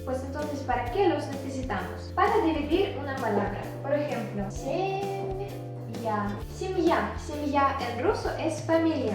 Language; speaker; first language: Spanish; non-native, fluent; Russian